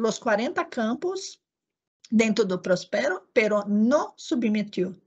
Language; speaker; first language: Spanish; non-native, learner; Portuguese